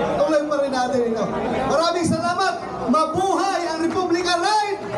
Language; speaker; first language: Filipino; non-native, local second language; Cebuano